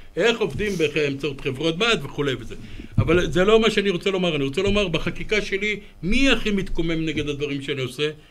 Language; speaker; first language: Hebrew; early bilingual, other home language; Romanian